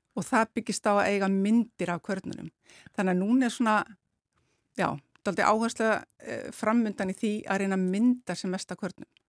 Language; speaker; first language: Icelandic; native; Icelandic